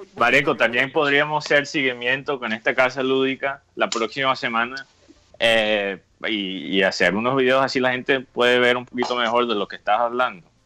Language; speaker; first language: Spanish; non-native, fluent; English